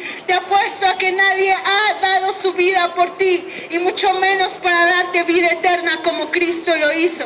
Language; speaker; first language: Spanish; native; Spanish